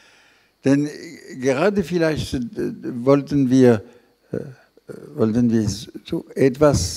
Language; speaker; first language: German; non-native, fluent; French